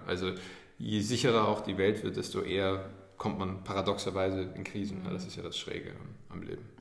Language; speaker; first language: German; early bilingual, other home language; English